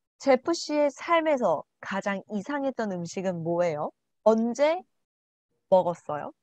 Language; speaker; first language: Korean; non-native, learner; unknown